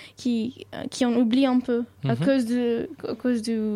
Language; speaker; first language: French; non-native, fluent; Sindhi